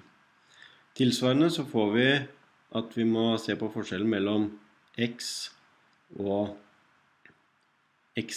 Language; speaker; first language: Norwegian; native; Norwegian